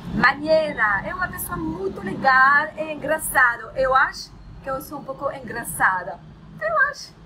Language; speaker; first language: Portuguese; non-native, learner; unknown